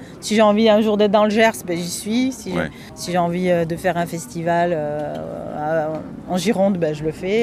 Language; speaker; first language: French; early bilingual, other home language; Spanish